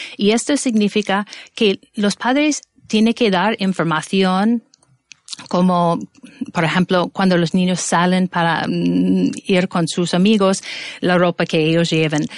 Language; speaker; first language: Spanish; non-native, fluent; English